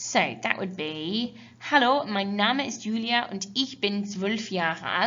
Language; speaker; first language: German; non-native, fluent; English